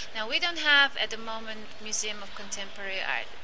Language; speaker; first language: English; non-native, fluent; Croatian